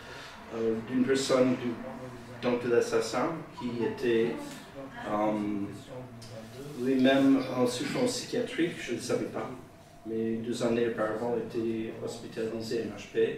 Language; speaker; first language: French; native; French